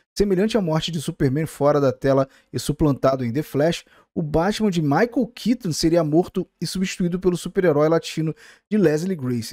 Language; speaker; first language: Portuguese; native; Portuguese